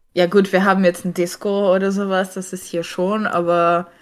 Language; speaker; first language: German; non-native, fluent; Czech